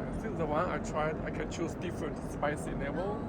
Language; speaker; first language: English; non-native, learner; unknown